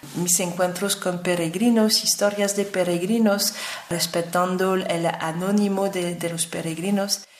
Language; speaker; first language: Spanish; non-native, fluent; French